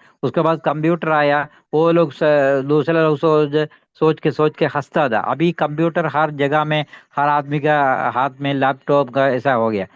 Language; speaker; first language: Hindi; non-native, local second language; Malayalam